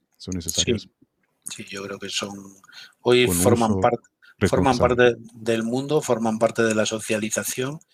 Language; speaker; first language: Spanish; native; Spanish